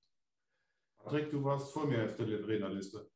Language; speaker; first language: German; native; German